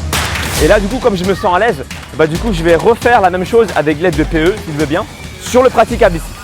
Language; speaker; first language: French; native; French